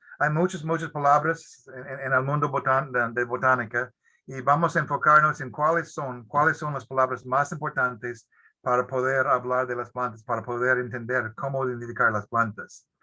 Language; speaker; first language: Spanish; non-native, fluent; English